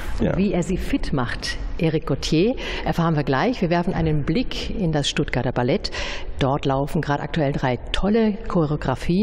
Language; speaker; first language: German; native; German